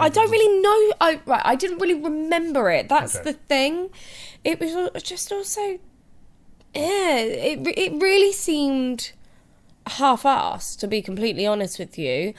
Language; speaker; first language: English; native; English